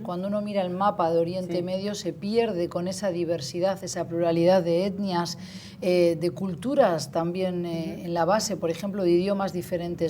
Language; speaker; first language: Spanish; native; Spanish